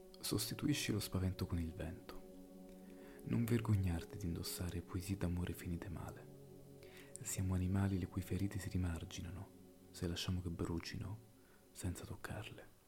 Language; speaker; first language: Italian; native; Italian